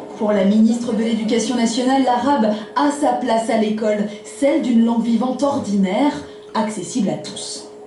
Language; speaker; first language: French; native; French